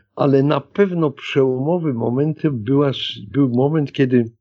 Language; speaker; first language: Polish; native; Polish